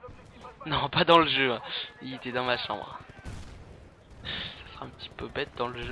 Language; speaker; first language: French; native; French